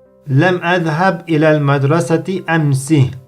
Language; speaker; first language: Arabic; non-native, fluent; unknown